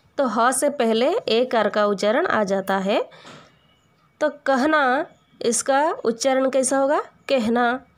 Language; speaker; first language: Hindi; non-native, local second language; Odia